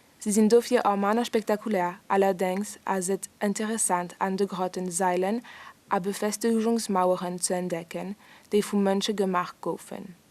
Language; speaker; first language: Luxembourgish; non-native, learner; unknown